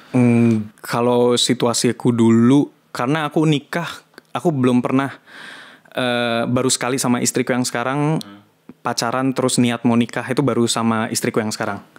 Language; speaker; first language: Indonesian; native; Indonesian